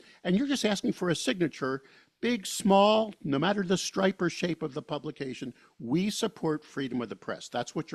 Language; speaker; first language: English; native; English